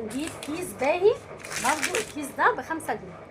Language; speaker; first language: Arabic; native; Arabic